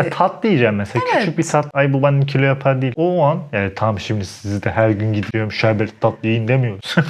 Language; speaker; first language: Turkish; native; Turkish